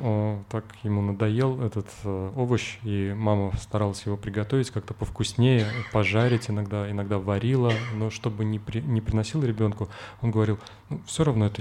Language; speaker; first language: Russian; native; Russian